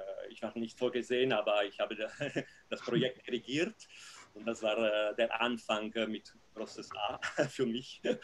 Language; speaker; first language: German; non-native, fluent; Italian